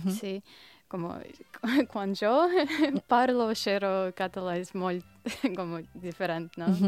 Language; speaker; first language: Catalan; non-native, learner; Russian